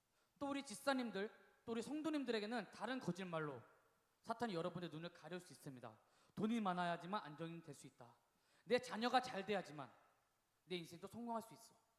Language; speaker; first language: Korean; native; Korean